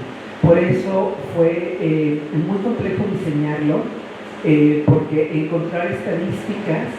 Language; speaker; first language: Spanish; native; Spanish